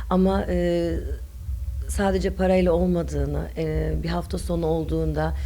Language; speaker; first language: Turkish; early bilingual, other home language; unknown